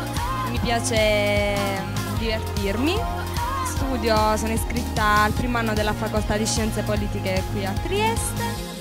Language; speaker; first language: Italian; early bilingual, other home language; Croatian